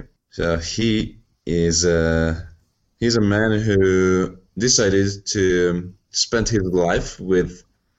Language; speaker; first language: English; non-native, fluent; Hungarian